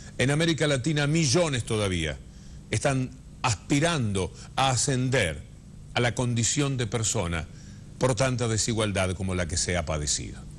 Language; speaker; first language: Spanish; native; Spanish